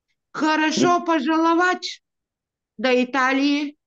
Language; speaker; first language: Russian; non-native, learner; Italian